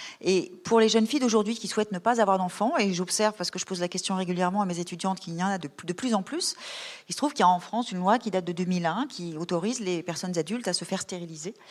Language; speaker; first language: French; native; French